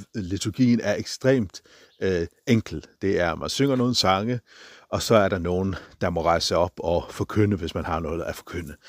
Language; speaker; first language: Danish; non-native, local second language; Faroese